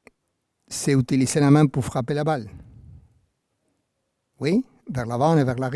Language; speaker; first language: French; non-native, fluent; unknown